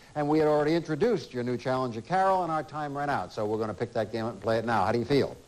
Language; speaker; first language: English; native; English